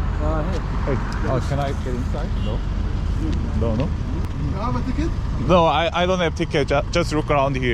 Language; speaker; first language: English; non-native, learner; Korean